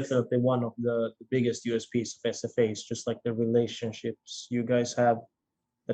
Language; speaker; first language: English; non-native, fluent; Swedish